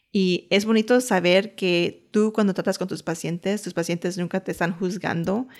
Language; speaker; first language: Spanish; early bilingual, heritage; Spanish